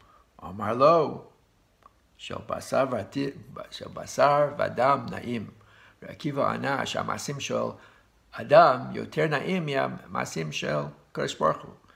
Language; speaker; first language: Hebrew; non-native, fluent; English